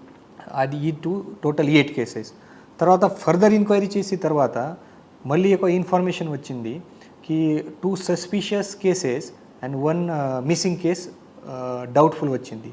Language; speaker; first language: Telugu; non-native, learner; Marathi